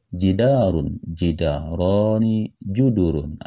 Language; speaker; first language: Arabic; non-native, fluent; Indonesian